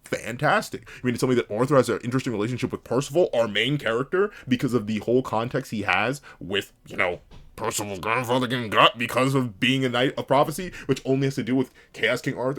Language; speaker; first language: English; native; English